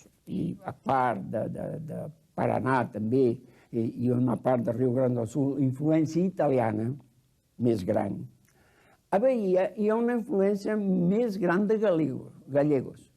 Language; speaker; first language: Catalan; early bilingual, heritage; Catalan